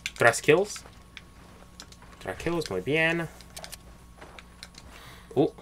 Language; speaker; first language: Spanish; early bilingual, heritage; Spanish